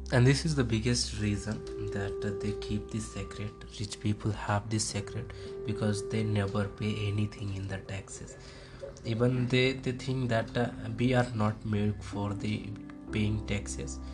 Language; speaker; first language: English; non-native, local second language; Hindi